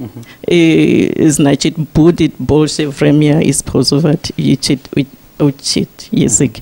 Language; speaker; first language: Russian; non-native, learner; Shona